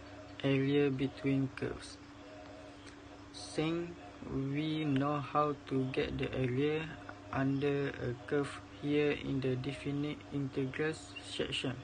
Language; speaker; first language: English; non-native, local second language; Malay